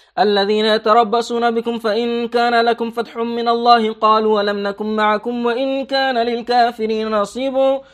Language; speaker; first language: Arabic; non-native, fluent; Persian